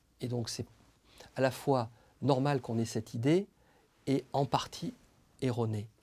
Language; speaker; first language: French; native; French